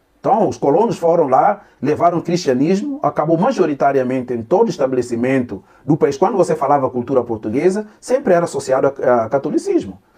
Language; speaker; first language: Portuguese; non-native, local second language; Upper Guinea Crioulo